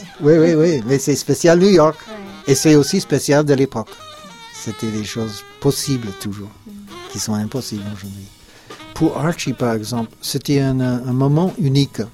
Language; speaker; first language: French; non-native, fluent; English